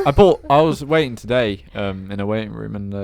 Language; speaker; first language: English; native; English